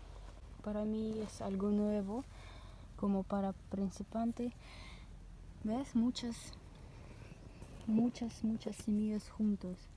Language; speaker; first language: Spanish; non-native, learner; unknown